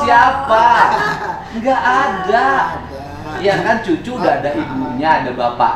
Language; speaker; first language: Indonesian; native; Indonesian